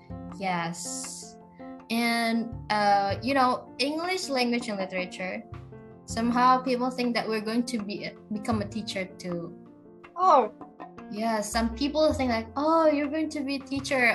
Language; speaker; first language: English; non-native, fluent; Indonesian